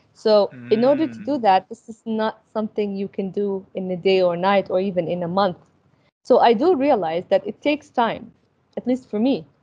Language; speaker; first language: English; early bilingual, other home language; Arabic